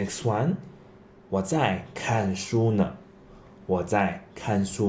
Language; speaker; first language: Chinese; non-native, fluent; English